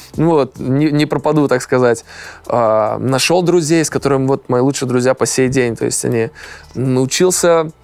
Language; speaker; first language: Russian; native; Russian